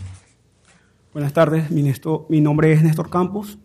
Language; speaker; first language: Spanish; native; Spanish